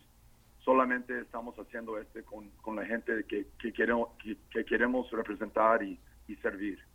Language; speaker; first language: Spanish; non-native, fluent; English